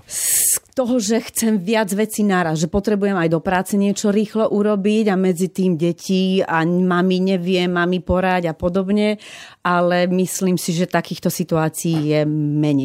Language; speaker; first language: Slovak; native; Slovak